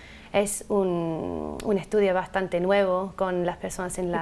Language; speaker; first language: Spanish; non-native, fluent; English